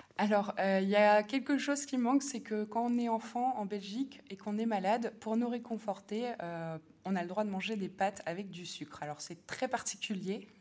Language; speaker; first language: French; native; French